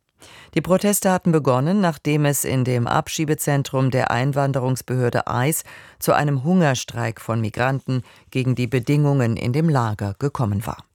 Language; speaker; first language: German; native; German